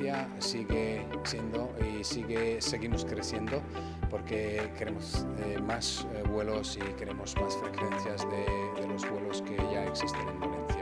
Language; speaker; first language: Spanish; non-native, fluent; Hungarian